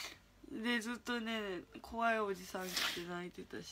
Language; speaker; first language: Japanese; native; Japanese